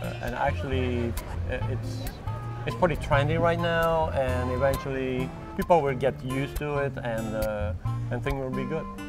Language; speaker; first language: English; non-native, fluent; French